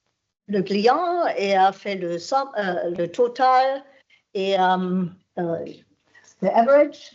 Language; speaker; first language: French; non-native, fluent; German